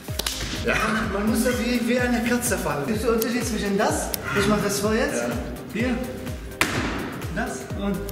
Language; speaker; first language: German; non-native, learner; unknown